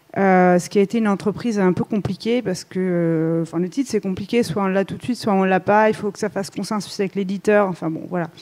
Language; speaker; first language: French; native; French